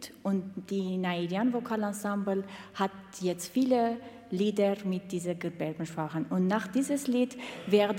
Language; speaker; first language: German; non-native, fluent; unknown